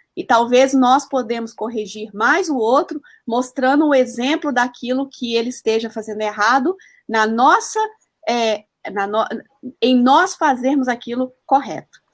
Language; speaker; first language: Portuguese; early bilingual, heritage; Portuguese